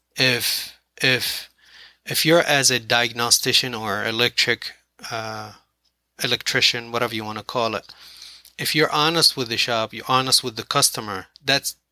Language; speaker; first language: English; non-native, fluent; Arabic